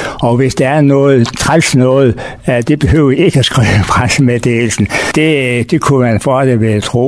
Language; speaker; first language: Danish; native; Danish